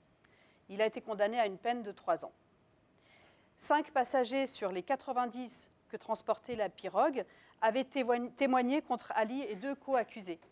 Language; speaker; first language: French; native; French